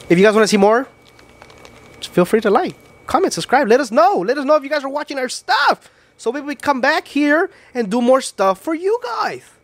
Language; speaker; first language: English; early bilingual, other home language; Spanish